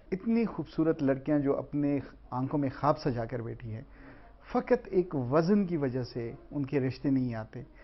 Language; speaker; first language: Urdu; non-native, local second language; Pashto